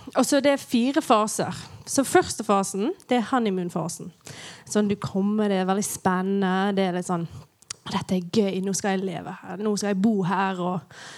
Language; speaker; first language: Norwegian; non-native, fluent; English